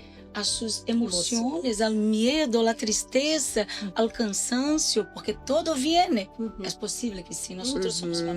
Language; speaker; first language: Spanish; non-native, learner; Portuguese